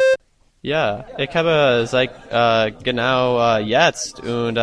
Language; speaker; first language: German; non-native, learner; English